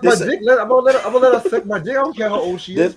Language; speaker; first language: English; native; English